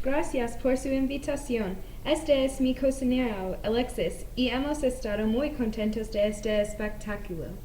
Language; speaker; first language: Spanish; non-native, learner; English